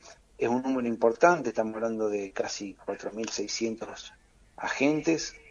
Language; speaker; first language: Spanish; native; Spanish